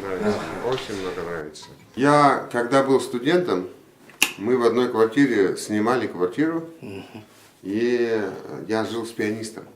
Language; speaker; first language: Russian; non-native, learner; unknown